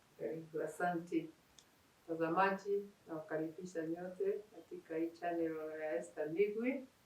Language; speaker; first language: Swahili; non-native, local second language; Kikuyu